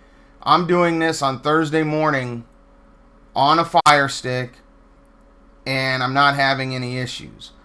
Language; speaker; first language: English; native; English